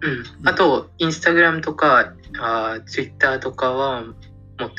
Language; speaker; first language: Japanese; non-native, learner; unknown